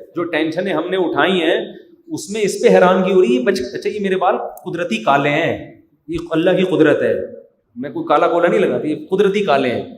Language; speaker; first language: Urdu; native; Urdu